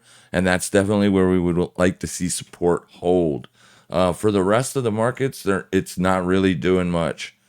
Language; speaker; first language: English; native; English